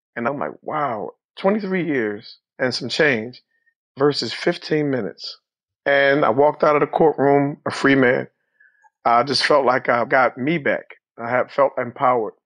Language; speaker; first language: English; native; English